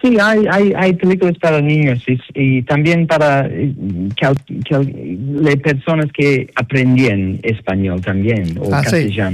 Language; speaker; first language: Spanish; non-native, learner; English